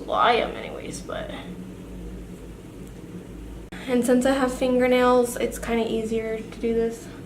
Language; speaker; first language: English; native; English